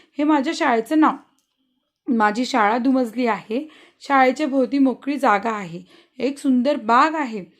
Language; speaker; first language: Marathi; native; Marathi